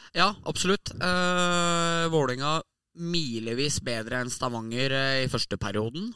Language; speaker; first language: Norwegian; native; Norwegian